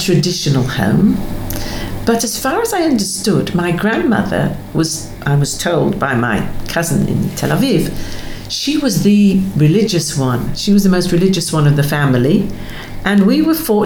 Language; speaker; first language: English; native; English